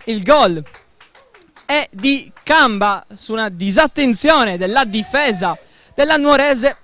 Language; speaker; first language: Italian; native; Italian